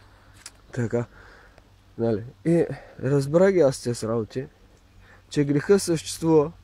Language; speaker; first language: Bulgarian; native; Bulgarian